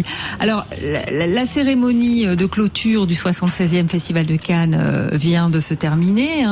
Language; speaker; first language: French; native; French